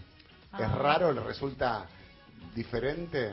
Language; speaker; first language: Spanish; native; Spanish